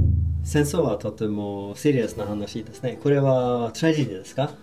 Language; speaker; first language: Japanese; non-native, fluent; Swedish